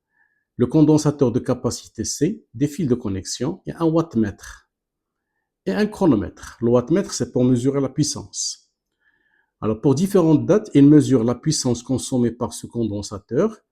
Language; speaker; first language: French; non-native, local second language; Arabic